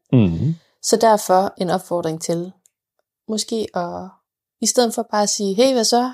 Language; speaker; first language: Danish; early bilingual, other home language; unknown